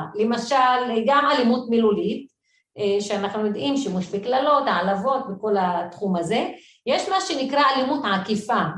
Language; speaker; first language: Hebrew; non-native, local second language; Arabic